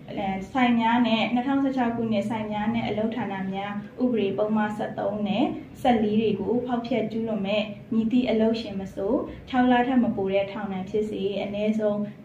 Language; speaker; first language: Burmese; native; Burmese